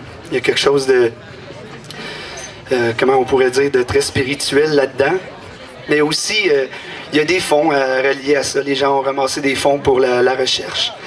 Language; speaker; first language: French; native; French